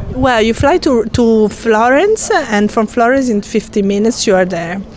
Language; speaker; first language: English; non-native, fluent; Italian